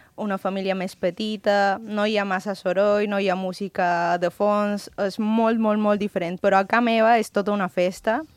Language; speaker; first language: Catalan; early bilingual, other home language; Spanish